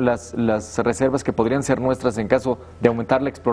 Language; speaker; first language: Spanish; native; Spanish